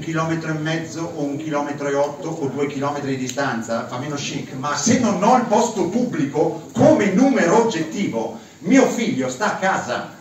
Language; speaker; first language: Italian; native; Italian